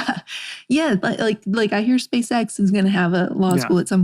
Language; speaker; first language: English; native; English